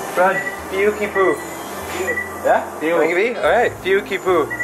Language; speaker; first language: English; native; English